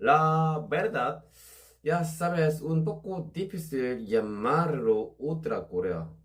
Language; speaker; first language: Spanish; non-native, learner; Korean